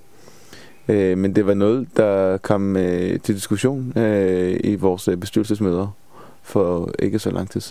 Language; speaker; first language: Danish; non-native, fluent; Hebrew